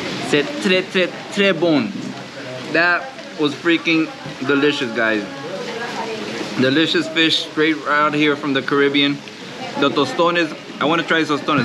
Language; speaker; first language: English; early bilingual, other home language; Spanish